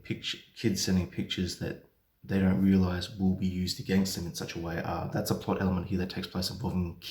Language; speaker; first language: English; native; English